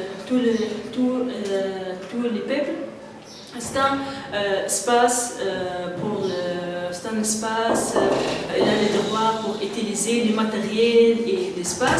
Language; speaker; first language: French; non-native, local second language; Arabic